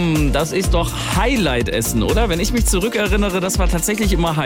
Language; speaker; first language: German; native; German